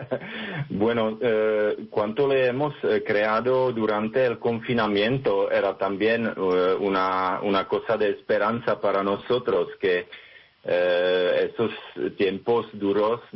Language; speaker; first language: Spanish; non-native, fluent; Czech